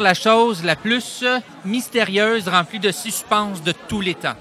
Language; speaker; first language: French; native; French